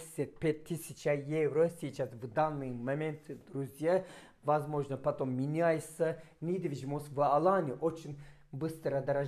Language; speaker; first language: Russian; non-native, fluent; Turkish